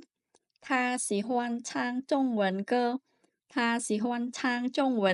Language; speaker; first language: Chinese; non-native, fluent; Khmer